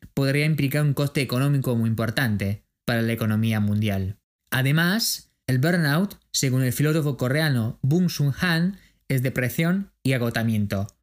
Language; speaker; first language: Spanish; non-native, fluent; French